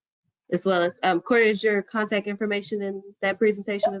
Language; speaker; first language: English; native; English